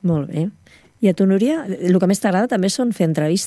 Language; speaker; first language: Catalan; native; Catalan